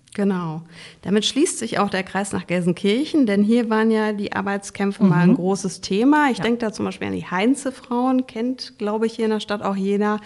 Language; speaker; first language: German; native; German